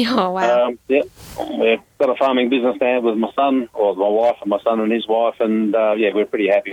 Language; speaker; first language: English; native; English